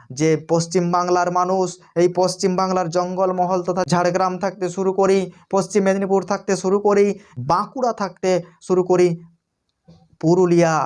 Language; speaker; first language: Bangla; non-native, local second language; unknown